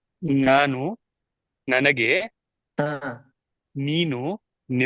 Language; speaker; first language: Kannada; non-native, learner; Telugu